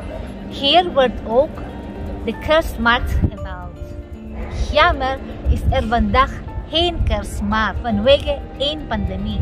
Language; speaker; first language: Dutch; non-native, learner; Filipino